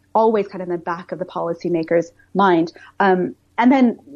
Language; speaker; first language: English; native; English